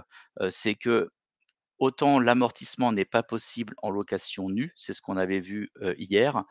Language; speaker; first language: French; native; French